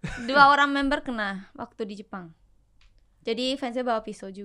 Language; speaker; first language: Indonesian; non-native, fluent; Japanese